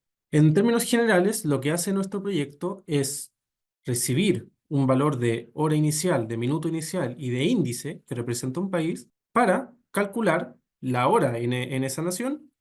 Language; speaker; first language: Spanish; native; Spanish